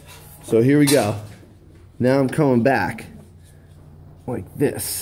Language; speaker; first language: English; native; English